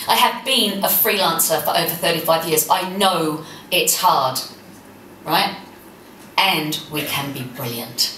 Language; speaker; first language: English; native; English